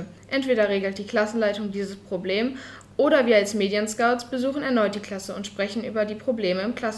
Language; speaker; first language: German; native; German